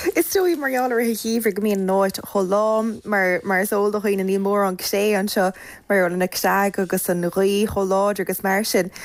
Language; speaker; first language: Irish; native; Irish